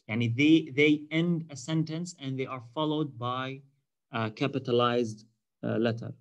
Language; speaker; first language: English; non-native, fluent; Arabic